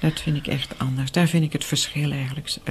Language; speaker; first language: Dutch; native; Dutch